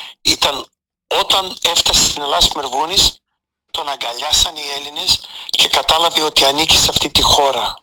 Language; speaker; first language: Greek; early bilingual, heritage; Greek